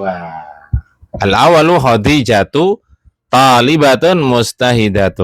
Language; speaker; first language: Arabic; non-native, fluent; Indonesian